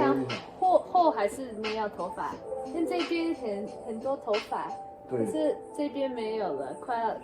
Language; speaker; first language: Chinese; early bilingual, heritage; Chinese